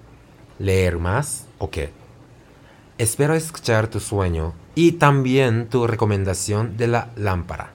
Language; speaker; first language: Spanish; non-native, fluent; Japanese